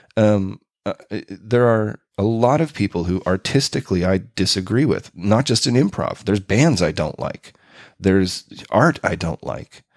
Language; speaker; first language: English; native; English